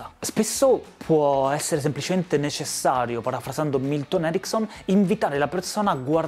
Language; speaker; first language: Italian; native; Italian